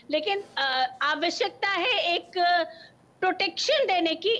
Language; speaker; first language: Hindi; native; Hindi